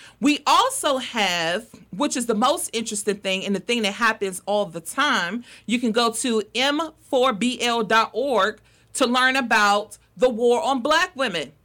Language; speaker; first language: English; native; English